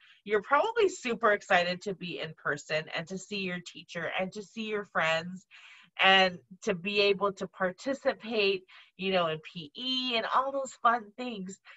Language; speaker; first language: English; native; English